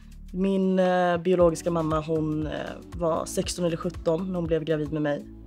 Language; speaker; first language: Swedish; native; Swedish